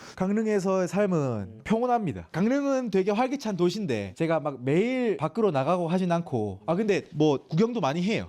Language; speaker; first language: Korean; native; Korean